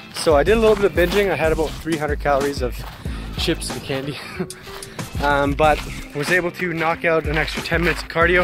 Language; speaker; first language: English; native; English